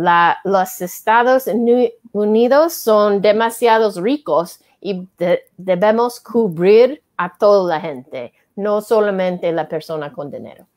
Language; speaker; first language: Spanish; non-native, learner; English